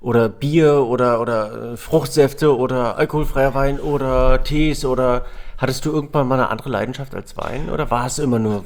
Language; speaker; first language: German; native; German